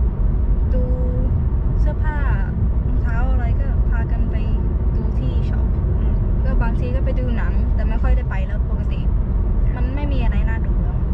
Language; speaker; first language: Thai; early bilingual, heritage; Thai